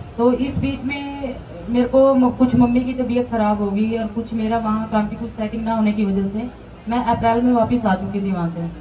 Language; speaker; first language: Hindi; non-native, local second language; Punjabi